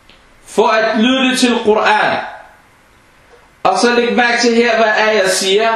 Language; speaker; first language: Danish; non-native, fluent; Arabic